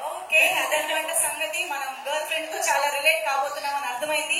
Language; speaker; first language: Telugu; native; Telugu